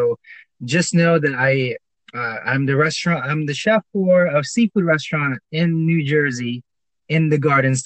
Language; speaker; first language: English; non-native, local second language; Filipino